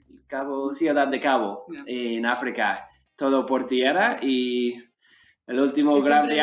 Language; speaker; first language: Spanish; non-native, learner; English